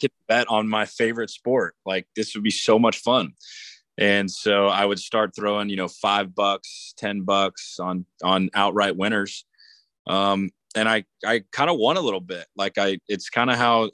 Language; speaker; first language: English; native; English